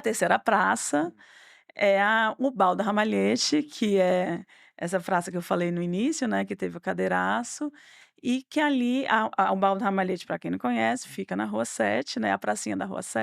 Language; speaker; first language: Portuguese; native; Portuguese